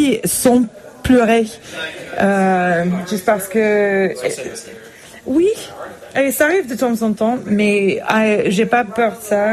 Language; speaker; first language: French; non-native, fluent; English